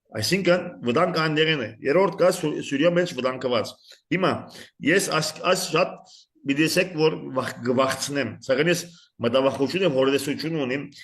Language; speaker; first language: Armenian; early bilingual, heritage; Armenian